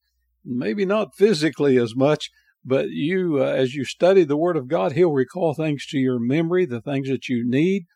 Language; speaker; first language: English; native; English